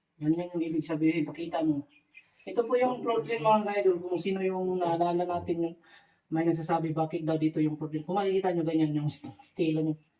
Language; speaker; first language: Filipino; non-native, local second language; Cebuano